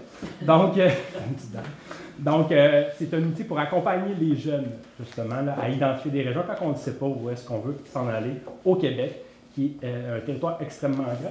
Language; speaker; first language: French; native; French